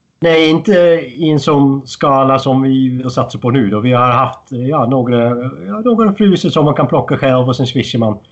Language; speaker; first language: Swedish; non-native, fluent; Dutch